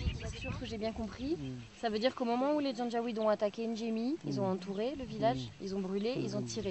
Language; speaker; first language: French; native; French